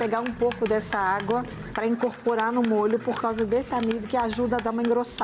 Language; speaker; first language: Portuguese; native; Portuguese